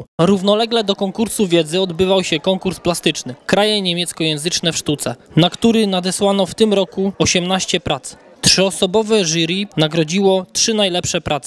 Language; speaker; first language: Polish; native; Polish